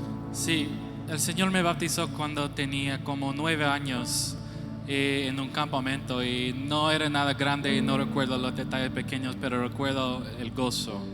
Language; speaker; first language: Spanish; non-native, fluent; English